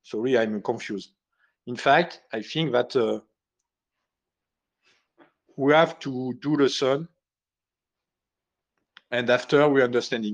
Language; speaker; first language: English; non-native, learner; French